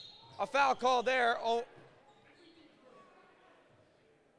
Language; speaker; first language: English; native; English